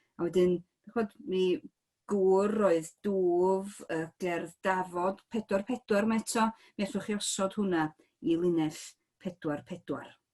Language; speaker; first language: Welsh; native; Welsh